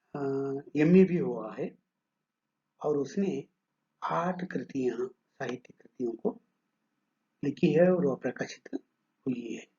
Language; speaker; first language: Hindi; non-native, local second language; Kannada